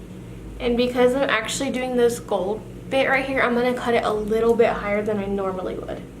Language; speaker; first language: English; native; English